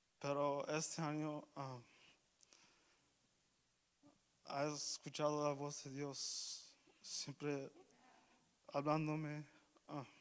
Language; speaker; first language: Spanish; early bilingual, heritage; Spanish